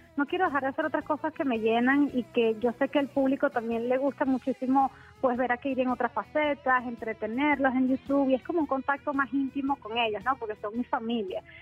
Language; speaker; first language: Spanish; native; Spanish